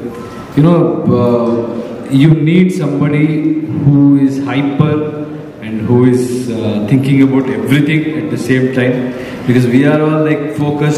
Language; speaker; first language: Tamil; non-native, learner; Kannada